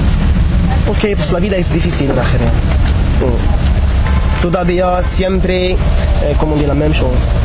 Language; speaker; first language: Spanish; non-native, learner; Arabic